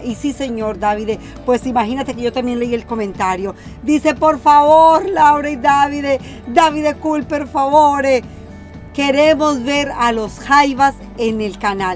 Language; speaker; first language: Spanish; native; Spanish